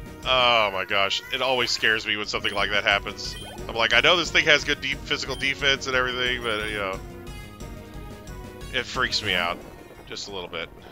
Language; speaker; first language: English; native; English